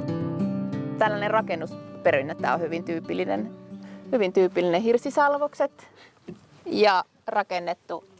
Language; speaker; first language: Finnish; native; Finnish